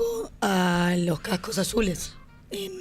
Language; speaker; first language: Spanish; native; Spanish